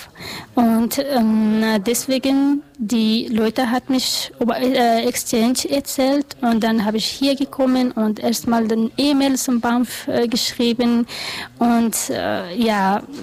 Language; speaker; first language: German; non-native, learner; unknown